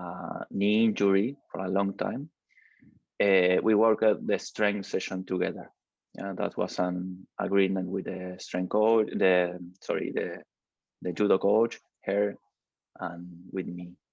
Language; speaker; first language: English; non-native, learner; Spanish